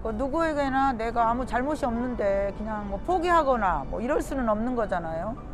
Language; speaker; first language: Korean; native; Korean